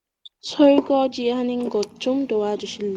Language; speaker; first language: Korean; non-native, learner; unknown